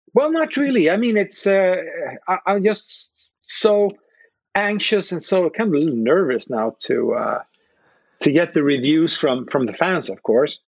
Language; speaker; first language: English; non-native, fluent; Swedish